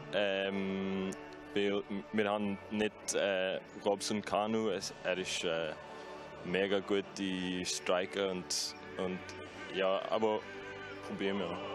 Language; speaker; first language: German; non-native, learner; English